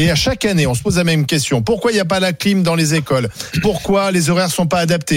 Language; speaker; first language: French; native; French